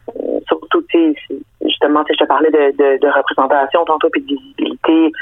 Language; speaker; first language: French; early bilingual, other home language; Danish